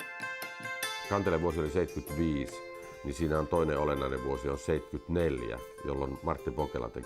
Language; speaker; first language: Finnish; native; Finnish